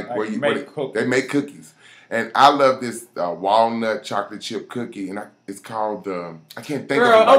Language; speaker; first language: English; native; English